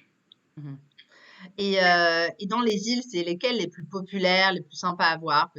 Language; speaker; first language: French; native; French